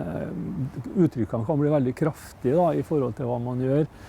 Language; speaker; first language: Norwegian; native; Norwegian